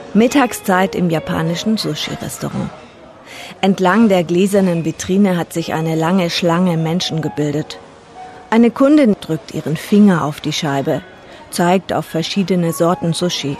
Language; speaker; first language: German; native; German